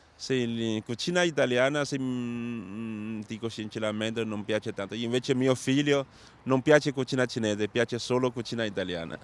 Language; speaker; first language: Italian; non-native, learner; Chinese